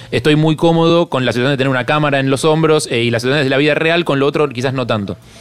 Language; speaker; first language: Spanish; native; Spanish